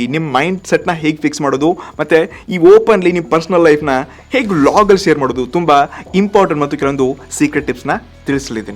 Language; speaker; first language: Kannada; native; Kannada